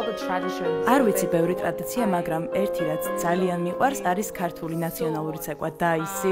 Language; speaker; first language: Georgian; non-native, fluent; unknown